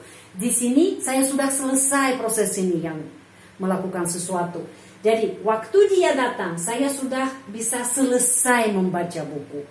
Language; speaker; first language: Indonesian; non-native, fluent; Russian